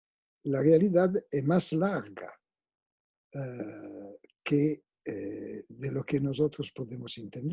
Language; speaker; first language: Spanish; non-native, fluent; Italian